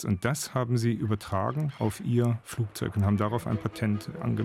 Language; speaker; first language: German; native; German